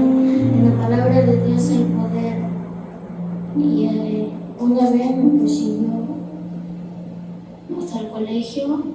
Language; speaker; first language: Spanish; early bilingual, heritage; Spanish